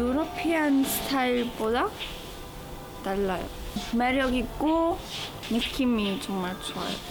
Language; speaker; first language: Korean; non-native, fluent; Polish